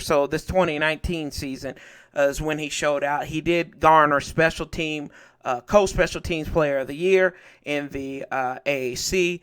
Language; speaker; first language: English; native; English